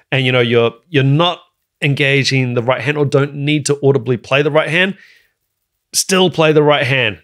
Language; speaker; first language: English; native; English